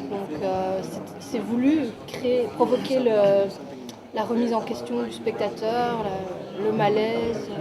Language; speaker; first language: French; native; French